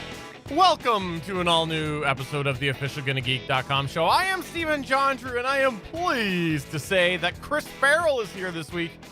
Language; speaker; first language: English; native; English